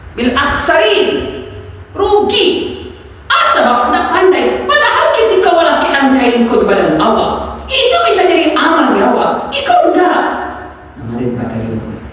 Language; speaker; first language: Malay; non-native, local second language; Minangkabau